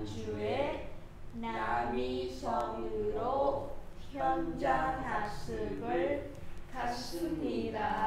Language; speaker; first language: Korean; non-native, learner; Vietnamese